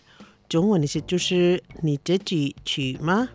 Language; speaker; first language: Chinese; non-native, fluent; Indonesian